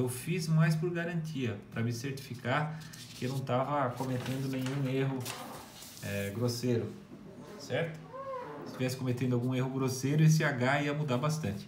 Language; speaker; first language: Portuguese; native; Portuguese